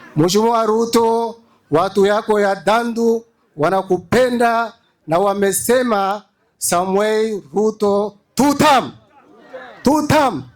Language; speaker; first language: Swahili; non-native, local second language; Somali